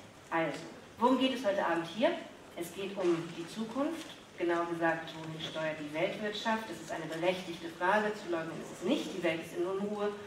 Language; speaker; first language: German; native; German